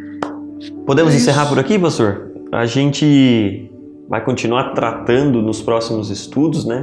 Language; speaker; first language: Portuguese; native; Portuguese